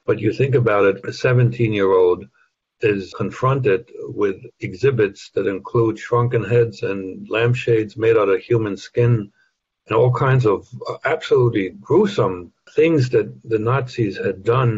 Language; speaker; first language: English; non-native, fluent; German